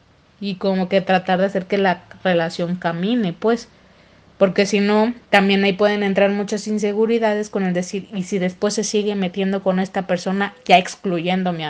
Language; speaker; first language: Spanish; native; Spanish